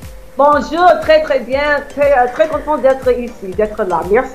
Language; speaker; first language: French; non-native, fluent; English